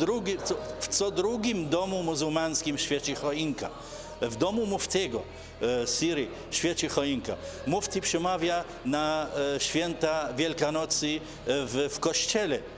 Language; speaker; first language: Polish; non-native, fluent; Arabic